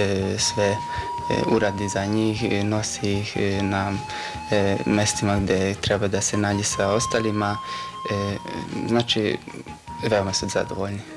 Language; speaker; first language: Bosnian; non-native, local second language; Hungarian